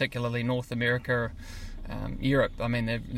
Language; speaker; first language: English; native; English